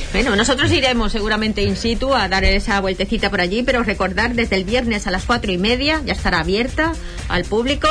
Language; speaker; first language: Spanish; native; Spanish